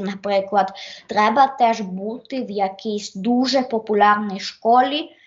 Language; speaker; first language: Ukrainian; early bilingual, heritage; Ukrainian